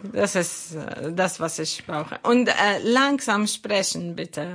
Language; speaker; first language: German; non-native, learner; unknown